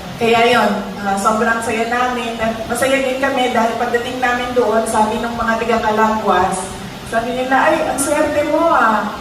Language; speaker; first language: Filipino; non-native, local second language; Cebuano